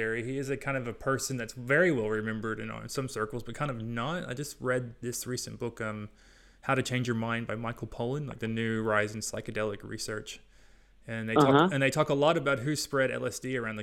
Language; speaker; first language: English; native; English